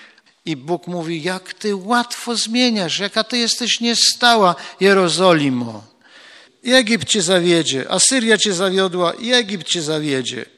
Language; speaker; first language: Polish; native; Polish